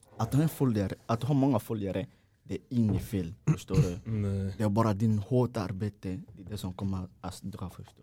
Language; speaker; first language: Swedish; non-native, fluent; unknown